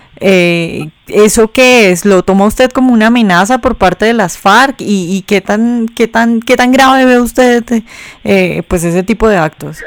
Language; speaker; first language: Spanish; native; Spanish